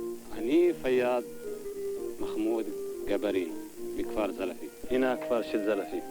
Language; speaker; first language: Hebrew; non-native, local second language; Arabic